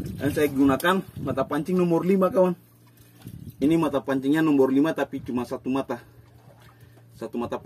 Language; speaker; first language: Indonesian; native; Indonesian